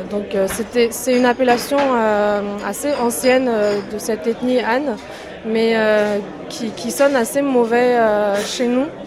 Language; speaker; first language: French; non-native, fluent; Uyghur